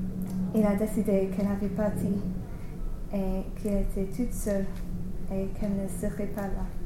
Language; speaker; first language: French; non-native, learner; English